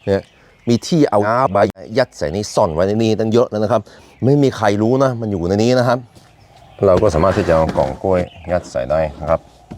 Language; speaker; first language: Thai; non-native, fluent; Norwegian